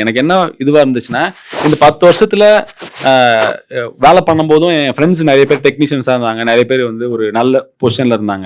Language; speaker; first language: Tamil; native; Tamil